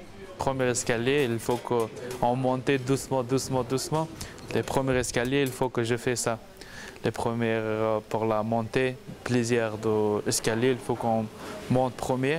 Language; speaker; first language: French; non-native, learner; Persian